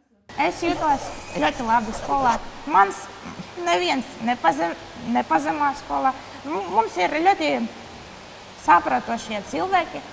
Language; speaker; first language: Latvian; non-native, local second language; Russian